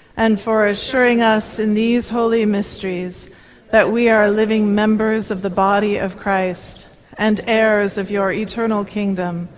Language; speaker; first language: English; native; English